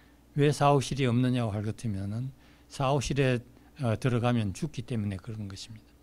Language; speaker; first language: Korean; native; Korean